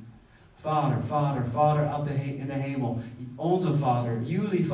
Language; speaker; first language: Dutch; non-native, fluent; English